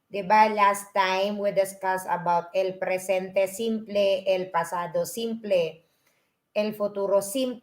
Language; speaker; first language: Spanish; non-native, fluent; Filipino